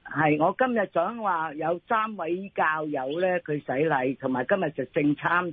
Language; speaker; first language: Cantonese; native; Cantonese